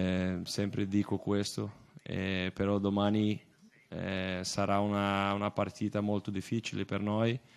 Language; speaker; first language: Italian; non-native, fluent; Portuguese